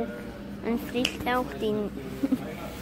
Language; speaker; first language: Dutch; non-native, learner; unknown